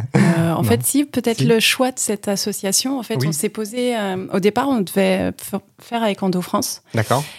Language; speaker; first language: French; native; French